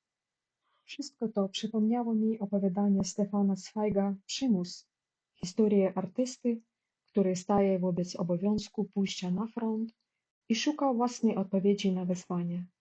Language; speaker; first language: Polish; non-native, fluent; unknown